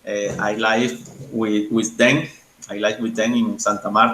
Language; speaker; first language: English; non-native, learner; Spanish